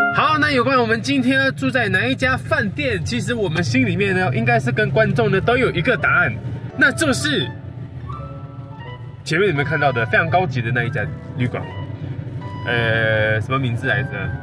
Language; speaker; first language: Chinese; native; Chinese